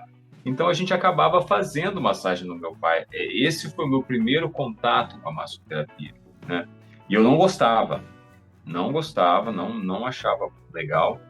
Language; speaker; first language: Portuguese; native; Portuguese